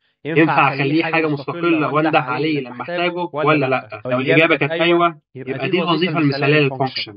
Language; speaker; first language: Arabic; native; Arabic